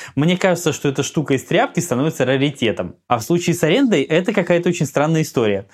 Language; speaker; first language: Russian; native; Russian